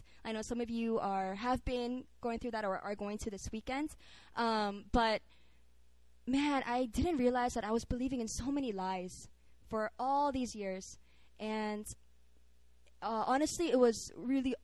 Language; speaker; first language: English; non-native, local second language; Korean